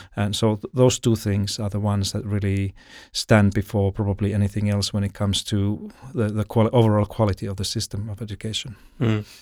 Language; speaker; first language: English; non-native, fluent; Finnish